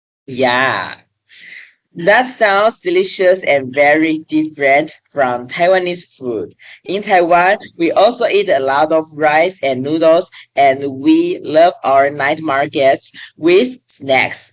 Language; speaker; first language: English; non-native, learner; Chinese